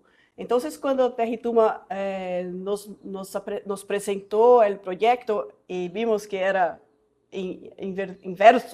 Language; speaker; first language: Spanish; non-native, fluent; Portuguese